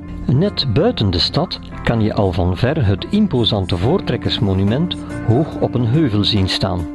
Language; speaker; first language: Dutch; native; Dutch